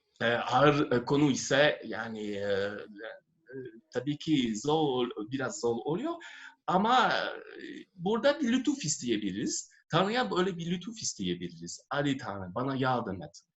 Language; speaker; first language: Turkish; non-native, fluent; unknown